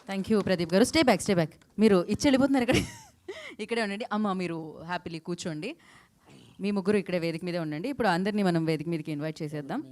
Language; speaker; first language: Telugu; native; Telugu